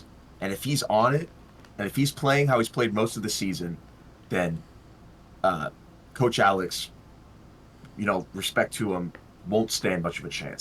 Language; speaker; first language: English; native; English